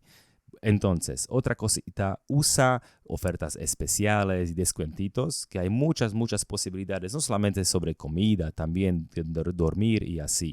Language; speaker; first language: Spanish; non-native, learner; Slovak